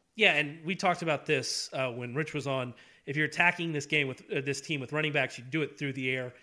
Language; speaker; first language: English; native; English